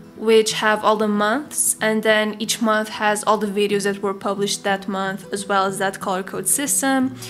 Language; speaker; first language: English; non-native, fluent; Portuguese